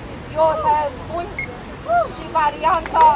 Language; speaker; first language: Romanian; non-native, fluent; Persian